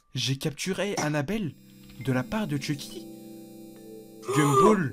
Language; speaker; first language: French; native; French